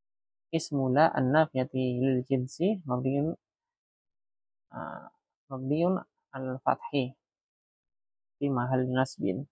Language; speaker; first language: Arabic; non-native, fluent; Indonesian